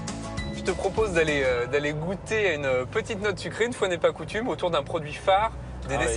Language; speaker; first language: French; native; French